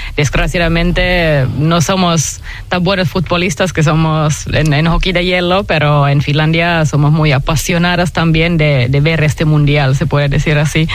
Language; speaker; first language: Spanish; non-native, fluent; Finnish